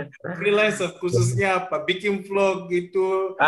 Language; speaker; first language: Indonesian; non-native, fluent; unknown